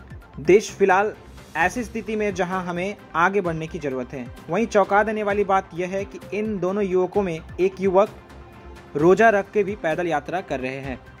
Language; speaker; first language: Hindi; native; Hindi